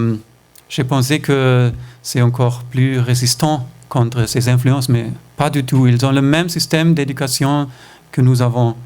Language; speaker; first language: French; non-native, fluent; German